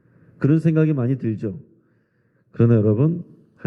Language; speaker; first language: Korean; native; Korean